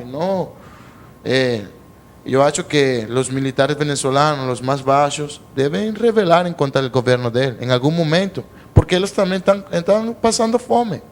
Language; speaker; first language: Portuguese; non-native, learner; Spanish